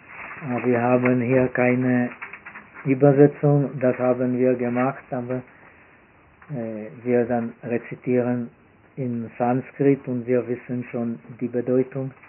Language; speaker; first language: German; non-native, fluent; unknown